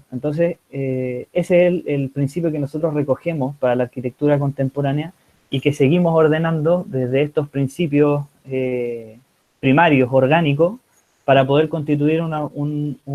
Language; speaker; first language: Spanish; native; Spanish